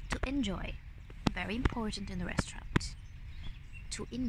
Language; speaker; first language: English; non-native, fluent; Ukrainian